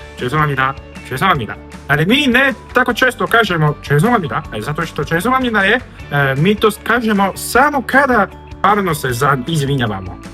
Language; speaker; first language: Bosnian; non-native, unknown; Korean